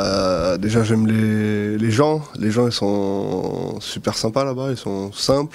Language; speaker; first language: French; native; French